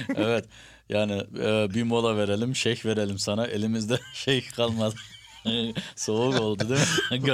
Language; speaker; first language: Turkish; early bilingual, heritage; Turkish